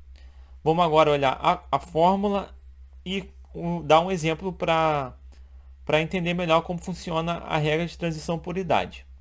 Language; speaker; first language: Portuguese; native; Portuguese